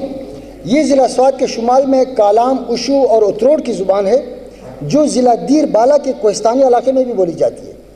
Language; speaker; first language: Urdu; non-native, local second language; Northern Hindko